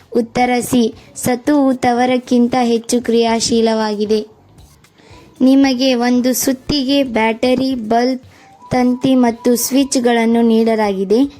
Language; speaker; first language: Kannada; native; Kannada